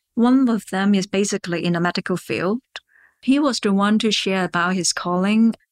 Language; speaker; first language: English; non-native, local second language; Cantonese